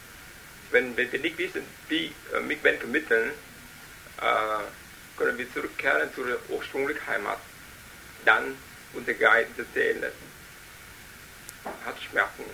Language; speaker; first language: German; non-native, learner; Vietnamese